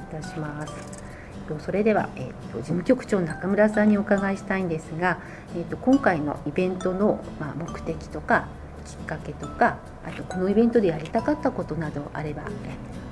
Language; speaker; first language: Japanese; native; Japanese